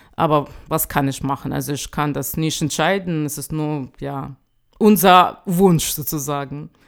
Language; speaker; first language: German; non-native, fluent; Ukrainian